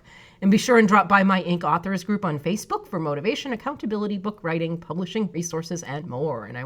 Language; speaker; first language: English; native; English